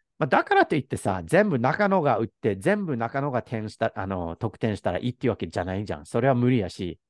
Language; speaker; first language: Japanese; native; Japanese